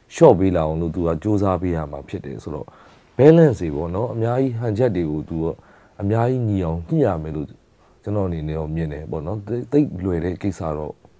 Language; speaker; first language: Burmese; native; Burmese